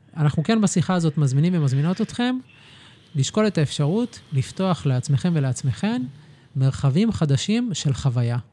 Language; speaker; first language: Hebrew; native; Hebrew